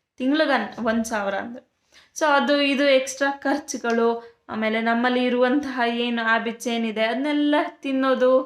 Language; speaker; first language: Kannada; native; Kannada